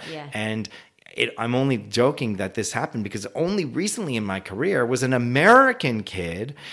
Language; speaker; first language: English; native; English